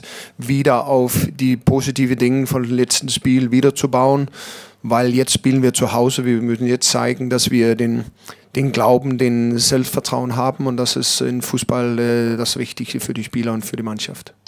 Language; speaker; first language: German; non-native, learner; Danish